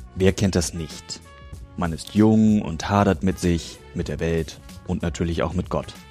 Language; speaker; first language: German; native; German